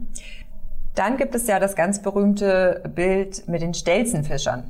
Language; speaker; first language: German; native; German